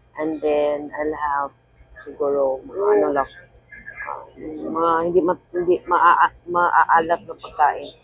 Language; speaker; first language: Filipino; non-native, local second language; Cebuano